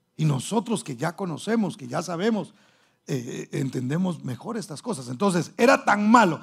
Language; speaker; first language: Spanish; early bilingual, heritage; Spanish